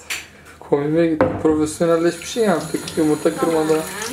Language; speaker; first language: Turkish; native; Turkish